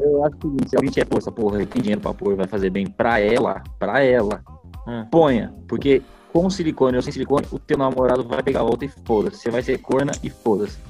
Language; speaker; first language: Portuguese; native; Portuguese